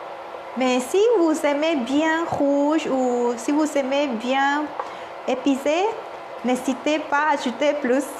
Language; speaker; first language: French; non-native, learner; Thai